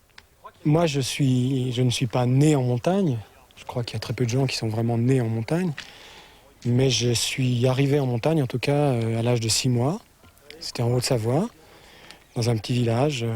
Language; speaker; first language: French; native; French